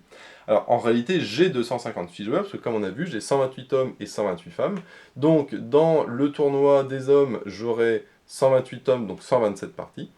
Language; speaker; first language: French; native; French